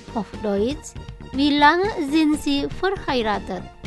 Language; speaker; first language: German; non-native, fluent; Indonesian